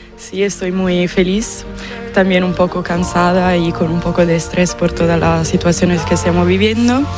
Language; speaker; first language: Spanish; non-native, fluent; Italian